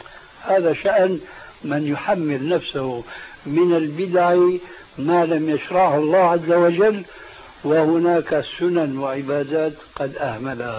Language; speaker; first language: Arabic; early bilingual, other home language; Albanian